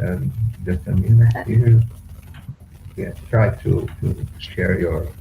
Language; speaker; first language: English; non-native, fluent; Portuguese